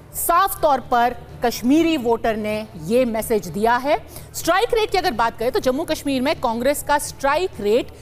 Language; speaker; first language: Hindi; native; Hindi